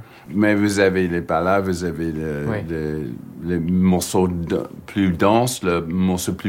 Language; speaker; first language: French; non-native, fluent; English